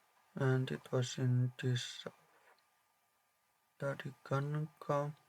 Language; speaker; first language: English; non-native, fluent; Polish